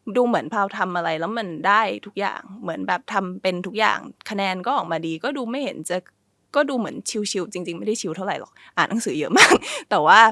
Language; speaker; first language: Thai; early bilingual, other home language; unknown